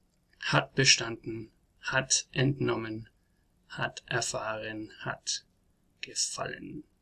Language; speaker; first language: German; non-native, learner; English